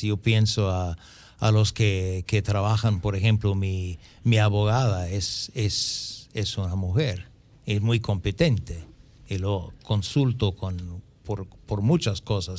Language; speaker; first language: Spanish; non-native, fluent; English